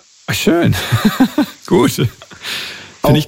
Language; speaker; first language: German; native; German